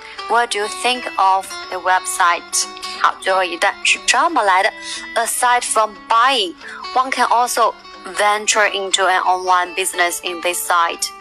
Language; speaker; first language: English; non-native, fluent; Chinese